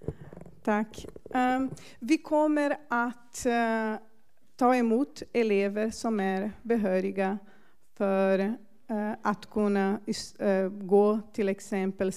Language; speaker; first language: Swedish; non-native, fluent; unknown